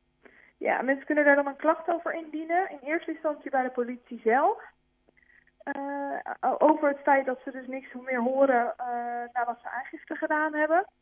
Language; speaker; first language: Dutch; native; Dutch